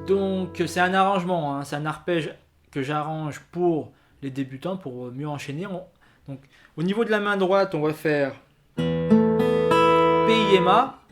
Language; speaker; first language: French; native; French